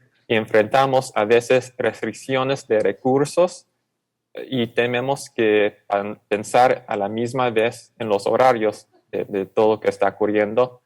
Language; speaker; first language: Spanish; non-native, fluent; English